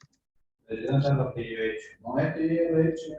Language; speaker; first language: Spanish; native; Spanish